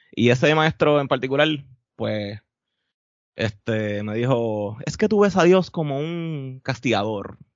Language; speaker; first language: Spanish; native; Spanish